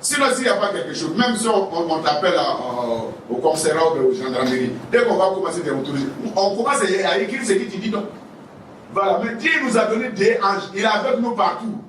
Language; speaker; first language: French; non-native, local second language; Wolof